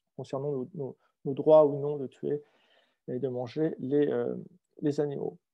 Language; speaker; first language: French; native; French